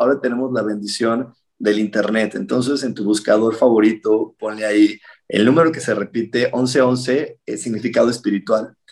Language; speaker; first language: Spanish; native; Spanish